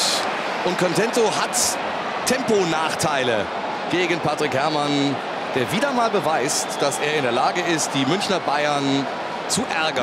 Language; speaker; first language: German; native; German